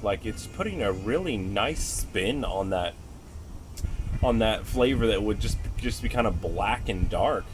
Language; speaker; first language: English; native; English